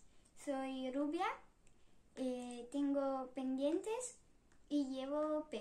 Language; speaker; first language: Spanish; non-native, learner; Italian